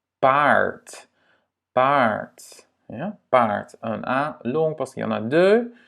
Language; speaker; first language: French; non-native, fluent; Dutch